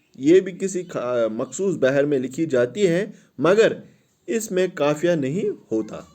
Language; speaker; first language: Urdu; non-native, local second language; Kashmiri